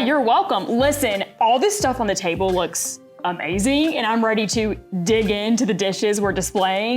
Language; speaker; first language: English; native; English